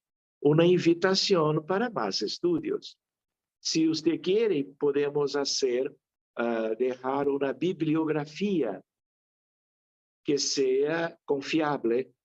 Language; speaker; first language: Spanish; non-native, fluent; Portuguese